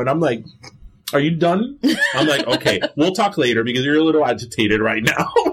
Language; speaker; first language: English; early bilingual, other home language; Spanish